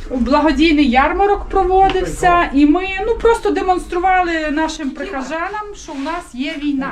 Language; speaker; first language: Ukrainian; native; Ukrainian